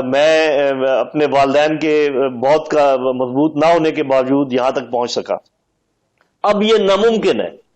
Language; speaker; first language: Urdu; native; Urdu